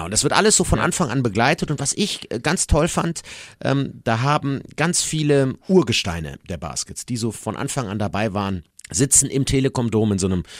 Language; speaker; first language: German; native; German